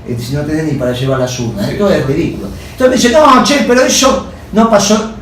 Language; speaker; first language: Spanish; native; Spanish